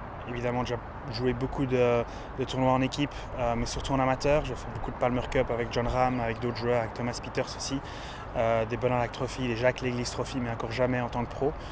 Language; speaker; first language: French; native; French